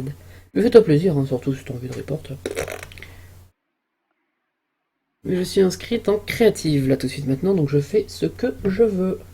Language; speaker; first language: French; native; French